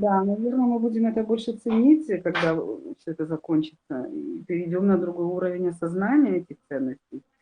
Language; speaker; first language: Russian; native; Russian